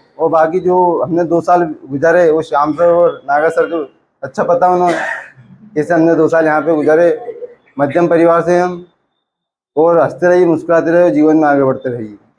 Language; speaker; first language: Hindi; native; Hindi